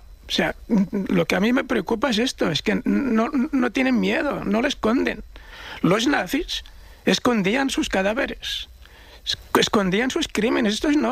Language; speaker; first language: Spanish; non-native, fluent; Arabic